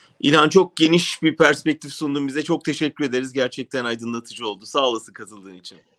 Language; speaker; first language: Turkish; native; Turkish